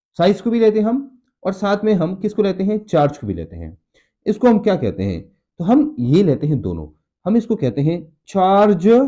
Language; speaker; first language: Urdu; non-native, local second language; Pashto